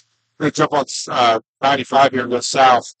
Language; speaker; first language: English; native; English